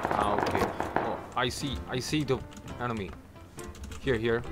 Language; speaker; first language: English; non-native, learner; Korean